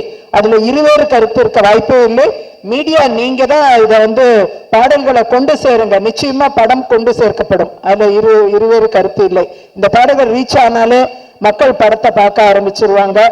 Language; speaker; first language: Tamil; native; Tamil